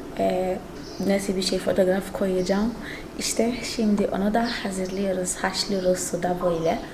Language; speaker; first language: Turkish; non-native, fluent; Portuguese